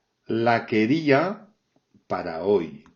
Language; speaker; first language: Spanish; non-native, fluent; French